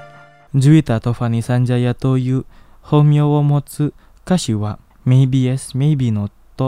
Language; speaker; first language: Japanese; non-native, learner; Indonesian